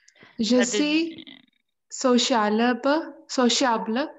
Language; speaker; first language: French; non-native, learner; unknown